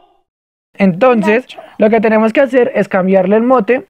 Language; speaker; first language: Spanish; native; Spanish